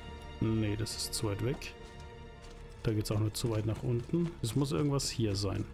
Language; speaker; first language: German; native; German